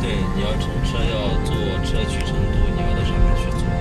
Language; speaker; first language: Chinese; native; Chinese